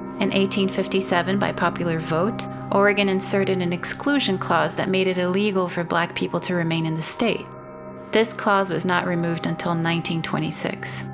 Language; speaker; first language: English; non-native, fluent; Portuguese